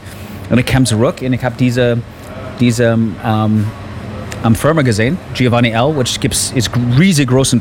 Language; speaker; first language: German; non-native, learner; English